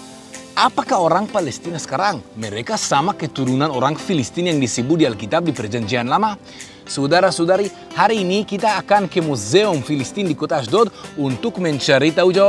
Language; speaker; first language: Indonesian; non-native, fluent; Hebrew